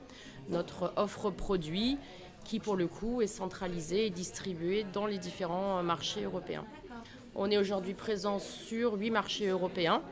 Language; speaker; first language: French; native; French